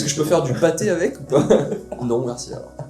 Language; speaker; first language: French; native; French